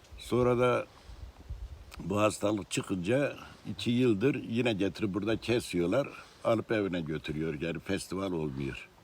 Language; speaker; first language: Turkish; native; Turkish